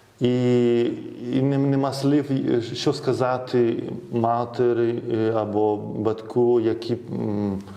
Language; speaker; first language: Ukrainian; non-native, fluent; Lithuanian